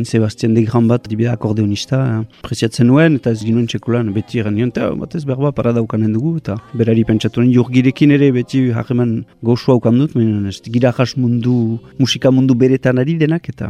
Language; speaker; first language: Basque; native; Basque